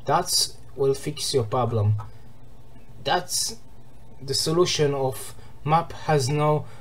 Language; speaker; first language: English; non-native, learner; Hebrew